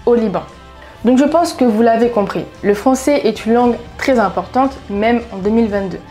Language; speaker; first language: French; native; French